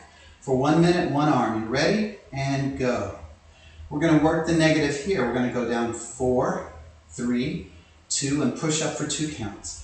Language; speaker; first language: English; native; English